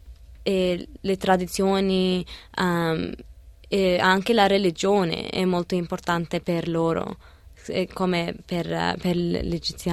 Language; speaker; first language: Italian; early bilingual, other home language; Arabic